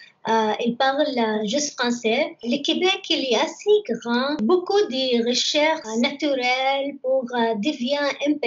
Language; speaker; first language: French; non-native, learner; Arabic